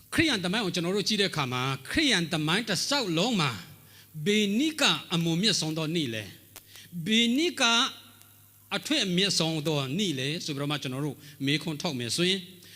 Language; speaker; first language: Burmese; non-native, local second language; Hakha Chin